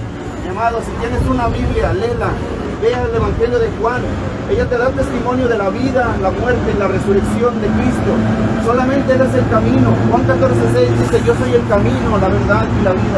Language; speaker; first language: Spanish; native; Spanish